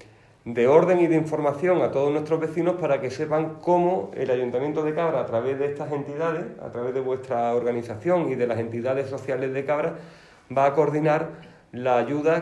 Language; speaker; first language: Spanish; native; Spanish